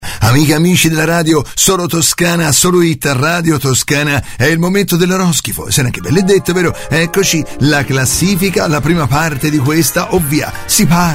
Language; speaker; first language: Italian; native; Italian